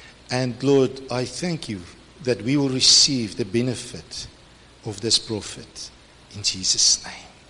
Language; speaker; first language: English; non-native, local second language; Afrikaans